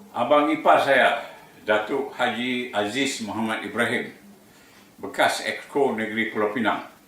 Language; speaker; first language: Malay; native; Malay